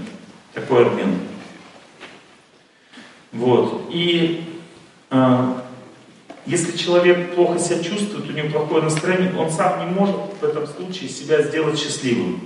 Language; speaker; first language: Russian; native; Russian